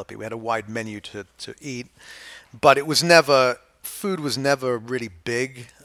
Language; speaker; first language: English; native; English